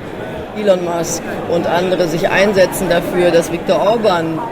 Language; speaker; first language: German; native; German